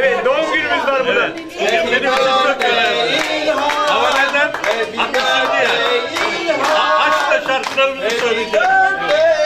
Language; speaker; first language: Turkish; native; Turkish